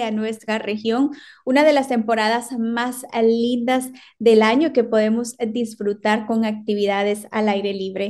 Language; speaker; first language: Spanish; native; Spanish